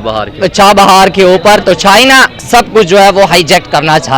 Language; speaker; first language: Hindi; non-native, local second language; Pashto